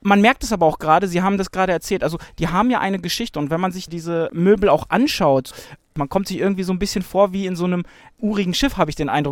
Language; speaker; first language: German; native; German